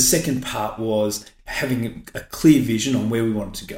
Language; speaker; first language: English; native; English